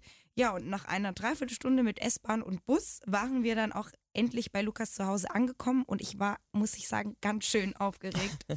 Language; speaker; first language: German; native; German